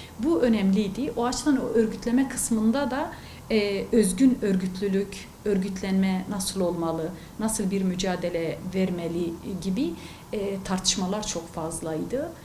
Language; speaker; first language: Turkish; non-native, local second language; Kurdish